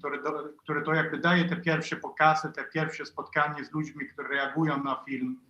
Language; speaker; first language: Polish; non-native, fluent; Swedish